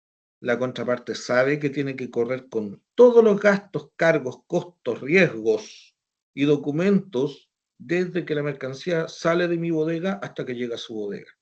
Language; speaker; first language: Spanish; native; Spanish